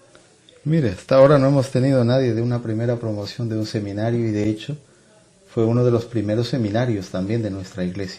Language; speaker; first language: Spanish; native; Spanish